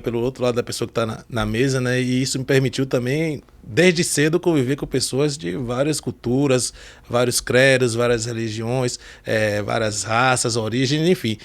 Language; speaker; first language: Portuguese; early bilingual, heritage; Portuguese